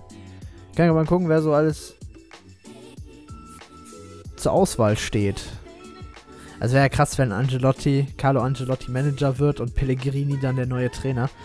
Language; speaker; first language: German; native; German